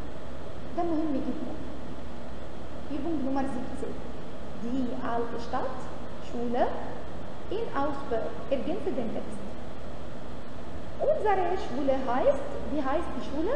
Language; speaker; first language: German; non-native, fluent; Arabic